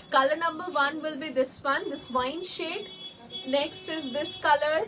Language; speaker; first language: English; non-native, local second language; Bangla